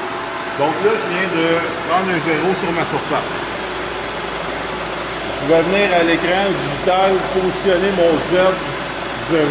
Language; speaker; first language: French; native; French